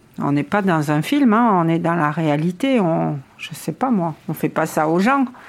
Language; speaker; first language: French; native; French